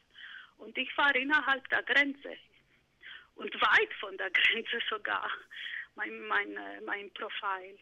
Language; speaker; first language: German; non-native, fluent; Greek